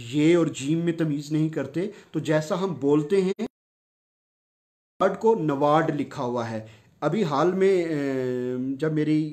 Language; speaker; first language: Urdu; non-native, local second language; Punjabi